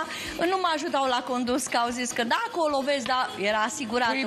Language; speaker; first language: Romanian; native; Romanian